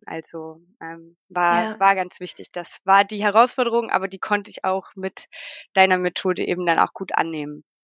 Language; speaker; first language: German; native; German